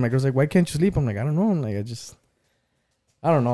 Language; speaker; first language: English; early bilingual, other home language; Spanish